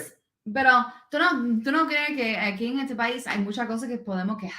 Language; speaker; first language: Spanish; non-native, learner; English